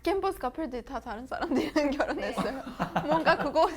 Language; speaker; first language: Korean; non-native, fluent; Persian